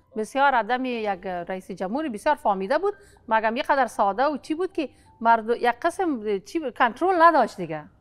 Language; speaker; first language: Persian; non-native, local second language; Pashto